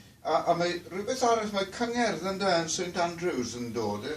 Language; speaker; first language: Welsh; non-native, fluent; English